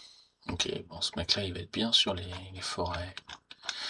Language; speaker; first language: French; native; French